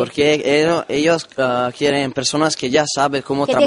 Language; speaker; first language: Spanish; non-native, learner; Italian